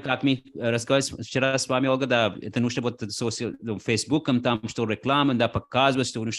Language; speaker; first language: Russian; non-native, fluent; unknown